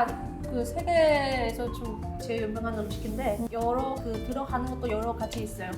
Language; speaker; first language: Korean; non-native, fluent; Vietnamese